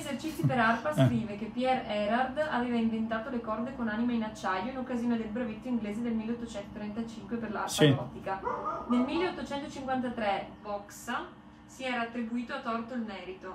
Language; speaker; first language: Italian; native; Italian